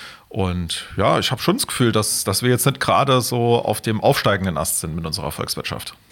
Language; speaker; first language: German; native; German